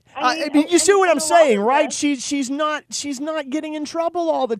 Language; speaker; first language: English; native; English